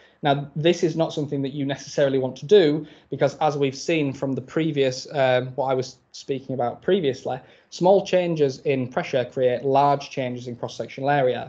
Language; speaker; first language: English; native; English